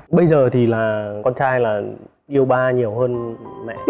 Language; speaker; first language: Vietnamese; native; Vietnamese